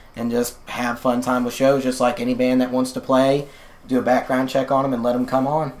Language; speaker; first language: English; native; English